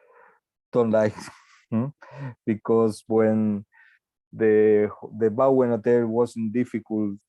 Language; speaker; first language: English; non-native, learner; Spanish